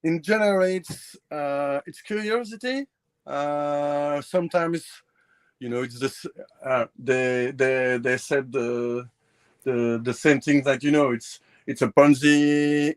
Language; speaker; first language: English; non-native, learner; French